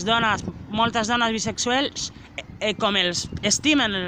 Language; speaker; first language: Catalan; non-native, local second language; Spanish